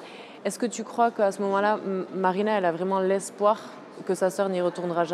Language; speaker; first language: French; native; French